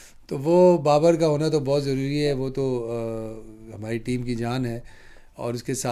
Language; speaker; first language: Urdu; native; Urdu